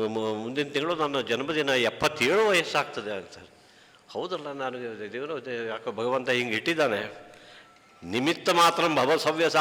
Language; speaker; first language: Kannada; native; Kannada